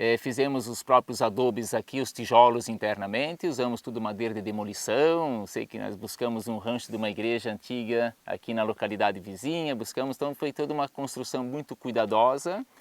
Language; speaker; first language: Portuguese; native; Portuguese